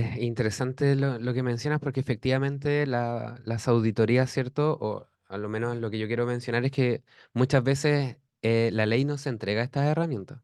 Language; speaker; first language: Spanish; native; Spanish